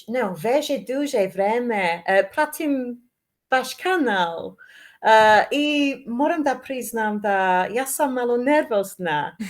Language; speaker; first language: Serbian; non-native, learner; English